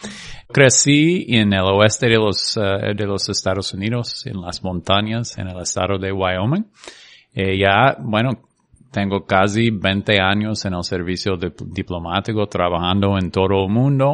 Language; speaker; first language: Spanish; non-native, fluent; English